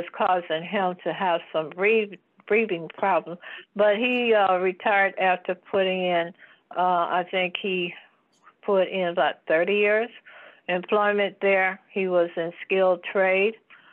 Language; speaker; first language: English; native; English